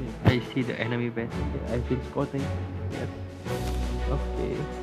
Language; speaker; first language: English; non-native, learner; Indonesian